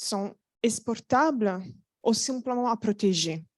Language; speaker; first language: French; non-native, fluent; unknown